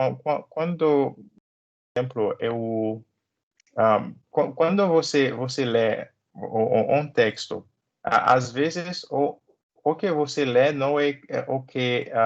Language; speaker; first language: Portuguese; non-native, learner; Haitian Creole